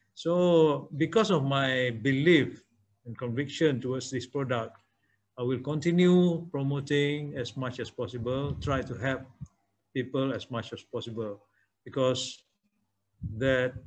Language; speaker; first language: English; non-native, local second language; Malay